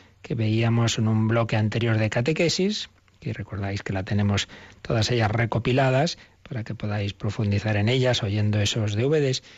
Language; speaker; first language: Spanish; native; Spanish